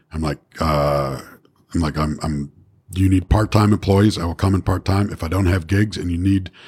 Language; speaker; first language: English; native; English